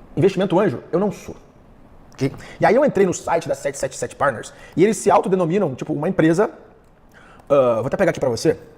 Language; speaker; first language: Portuguese; early bilingual, heritage; Portuguese